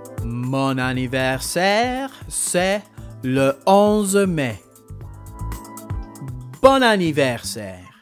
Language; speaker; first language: French; non-native, fluent; English